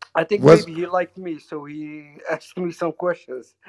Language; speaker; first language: English; non-native, learner; Dutch